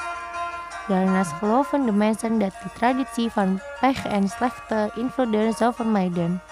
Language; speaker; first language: Dutch; non-native, fluent; Indonesian